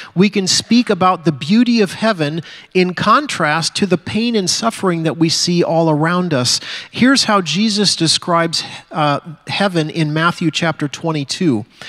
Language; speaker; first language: English; native; English